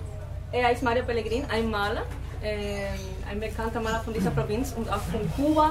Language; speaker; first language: German; non-native, fluent; Spanish